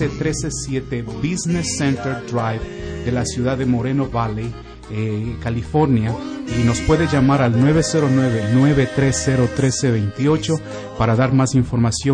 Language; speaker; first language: Spanish; native; Spanish